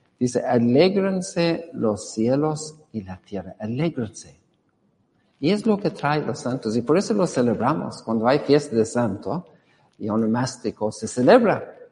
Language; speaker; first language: Spanish; non-native, fluent; English